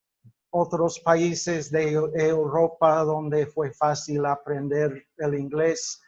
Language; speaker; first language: Spanish; non-native, fluent; English